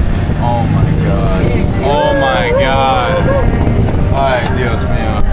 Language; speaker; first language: Spanish; non-native, learner; English